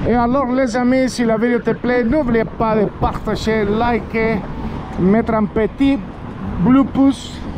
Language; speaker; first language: French; non-native, learner; Spanish